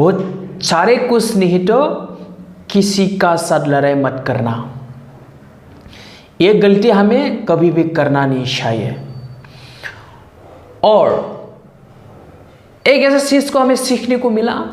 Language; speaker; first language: Hindi; non-native, local second language; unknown